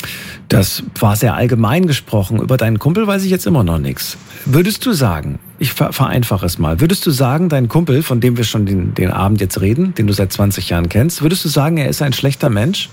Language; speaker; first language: German; native; German